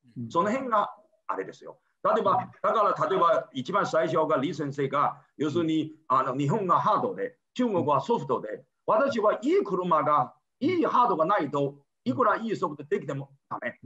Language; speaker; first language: Japanese; non-native, fluent; Chinese